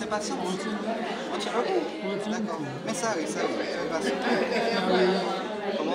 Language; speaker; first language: French; native; French